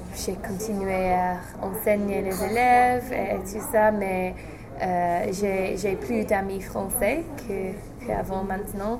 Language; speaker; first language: French; non-native, fluent; English